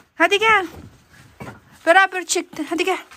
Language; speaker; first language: Turkish; non-native, learner; Filipino